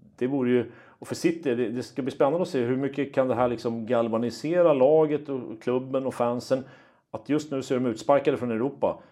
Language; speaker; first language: Swedish; native; Swedish